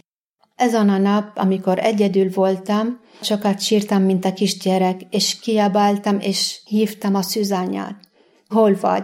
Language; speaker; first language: Hungarian; non-native, learner; Arabic